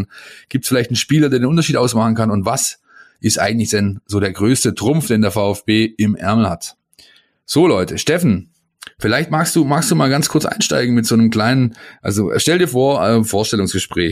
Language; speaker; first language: German; native; German